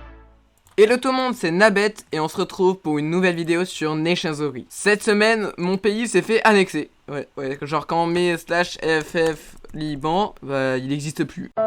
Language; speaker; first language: French; native; French